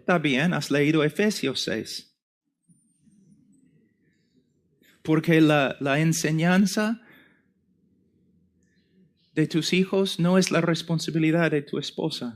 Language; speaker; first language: Spanish; non-native, fluent; English